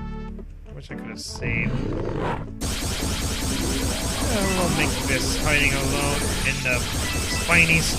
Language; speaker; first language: English; native; English